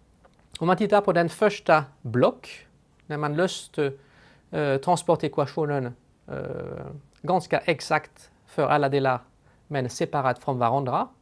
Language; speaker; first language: Swedish; non-native, fluent; French